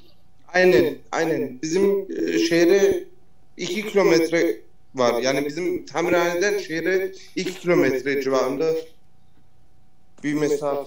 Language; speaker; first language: Turkish; early bilingual, heritage; Turkish